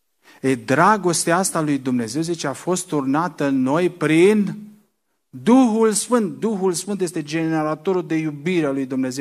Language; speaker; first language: Romanian; native; Romanian